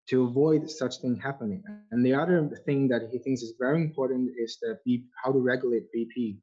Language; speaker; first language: English; non-native, fluent; Chinese